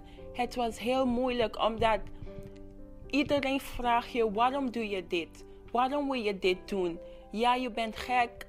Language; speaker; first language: Dutch; non-native, local second language; English